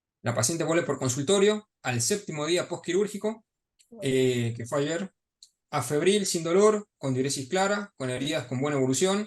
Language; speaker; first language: Spanish; native; Spanish